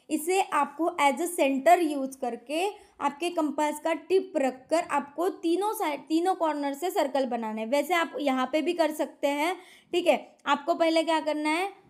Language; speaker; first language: Hindi; non-native, local second language; Marathi